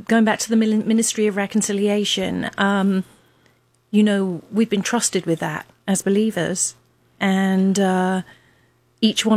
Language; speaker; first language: English; native; English